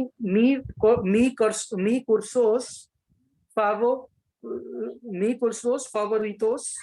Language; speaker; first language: Spanish; non-native, learner; Hindi